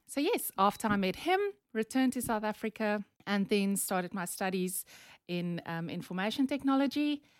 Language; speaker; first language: English; non-native, local second language; Afrikaans